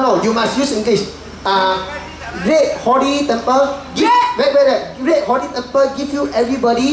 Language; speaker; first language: English; non-native, local second language; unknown